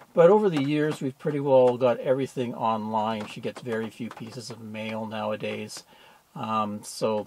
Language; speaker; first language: English; native; English